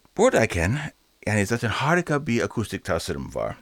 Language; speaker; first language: Turkish; non-native, learner; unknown